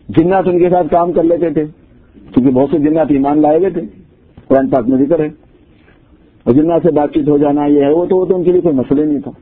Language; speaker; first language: Urdu; native; Urdu